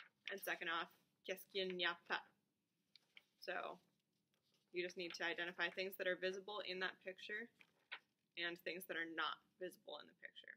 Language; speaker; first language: English; native; English